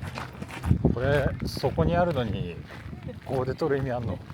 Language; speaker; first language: Japanese; native; Japanese